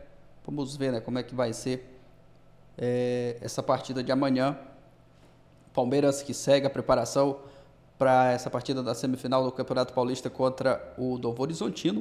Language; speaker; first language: Portuguese; native; Portuguese